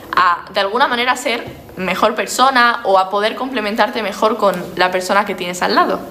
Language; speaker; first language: Spanish; native; Spanish